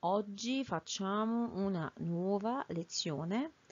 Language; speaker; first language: Italian; non-native, fluent; Arabic